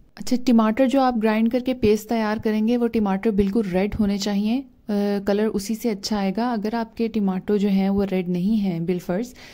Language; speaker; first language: Hindi; native; Hindi